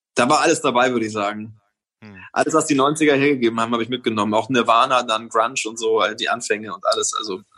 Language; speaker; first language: German; native; German